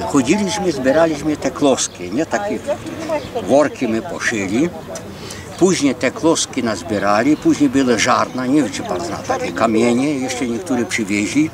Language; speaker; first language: Polish; early bilingual, heritage; Polish